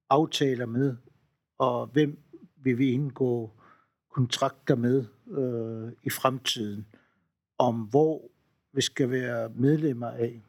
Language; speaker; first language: Danish; non-native, local second language; Kalaallisut